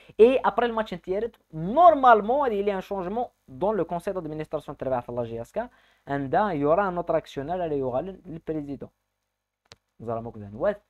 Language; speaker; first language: French; native; French